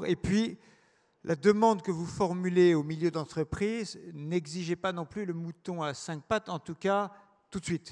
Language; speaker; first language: French; native; French